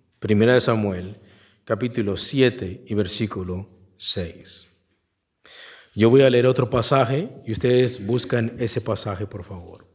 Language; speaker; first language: Spanish; native; Spanish